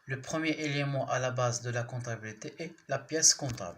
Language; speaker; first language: French; non-native, local second language; Arabic